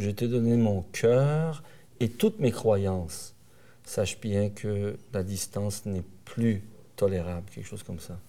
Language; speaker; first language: French; early bilingual, other home language; Persian